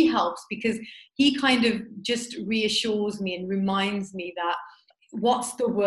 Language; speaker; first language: English; native; English